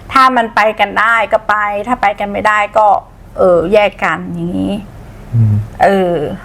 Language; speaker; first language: Thai; native; Thai